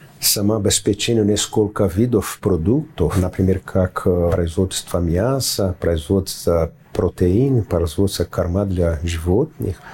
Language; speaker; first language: Russian; non-native, fluent; Portuguese